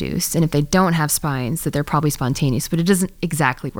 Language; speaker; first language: English; native; English